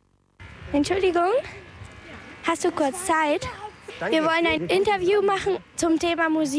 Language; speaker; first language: German; non-native, learner; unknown